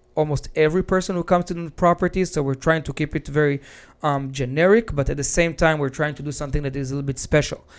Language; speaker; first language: English; non-native, fluent; Hebrew